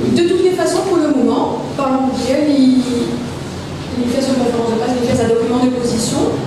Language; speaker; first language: French; non-native, local second language; Morisyen